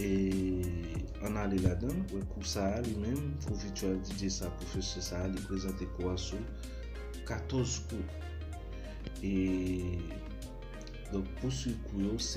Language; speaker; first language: French; non-native, learner; Haitian Creole